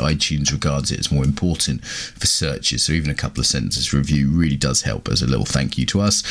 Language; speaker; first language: English; native; English